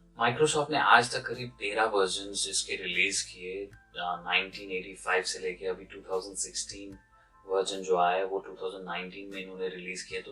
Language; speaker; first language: Urdu; non-native, local second language; Kashmiri